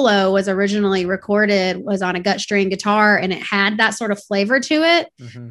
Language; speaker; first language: English; native; English